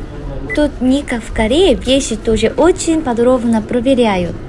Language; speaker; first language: Russian; non-native, learner; Korean